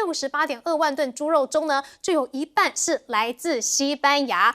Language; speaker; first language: Chinese; native; Chinese